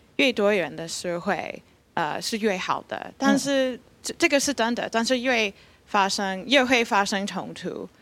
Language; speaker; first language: Chinese; non-native, fluent; English